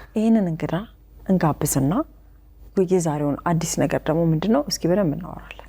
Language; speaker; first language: Amharic; native; Amharic